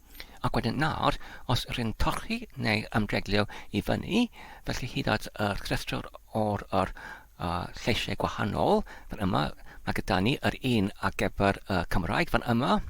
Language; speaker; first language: Welsh; non-native, learner; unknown